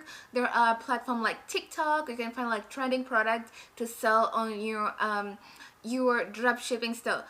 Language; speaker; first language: English; non-native, fluent; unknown